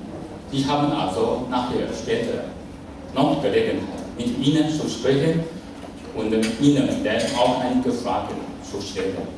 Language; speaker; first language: German; non-native, fluent; Chinese